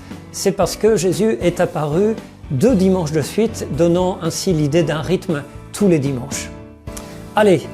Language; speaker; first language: French; native; French